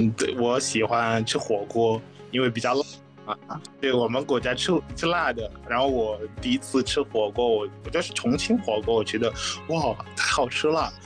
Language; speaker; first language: Chinese; non-native, fluent; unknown